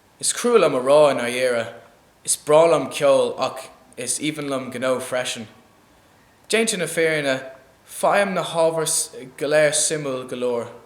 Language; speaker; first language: Irish; non-native, local second language; English